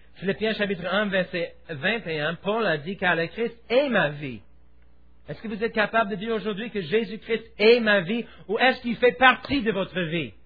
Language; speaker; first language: French; native; French